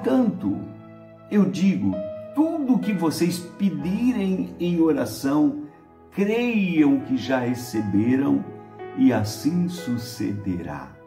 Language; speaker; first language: Portuguese; native; Portuguese